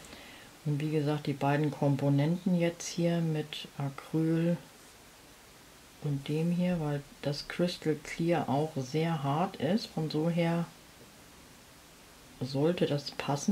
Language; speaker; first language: German; native; German